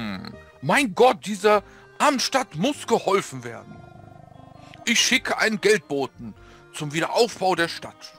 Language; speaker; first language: German; native; German